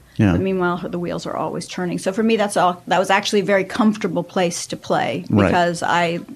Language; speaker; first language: English; native; English